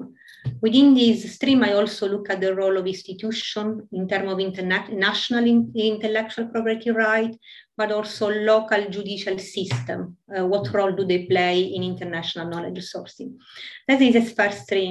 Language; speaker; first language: English; non-native, fluent; Italian